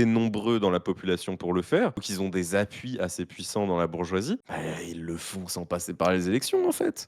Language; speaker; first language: French; native; French